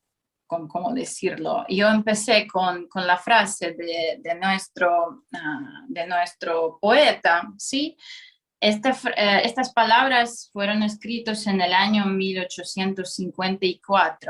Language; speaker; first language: Spanish; non-native, fluent; Russian